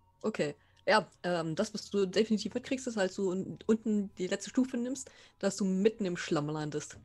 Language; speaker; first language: German; native; German